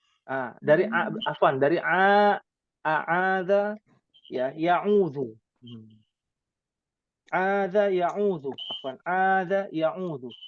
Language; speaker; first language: Arabic; non-native, fluent; Indonesian